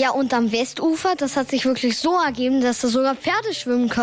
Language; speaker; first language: German; native; German